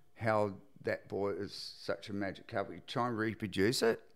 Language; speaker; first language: English; native; English